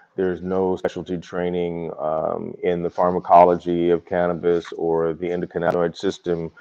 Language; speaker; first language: English; native; English